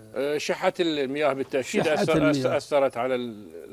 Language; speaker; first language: Arabic; native; Arabic